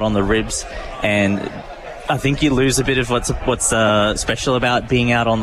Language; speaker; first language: English; native; English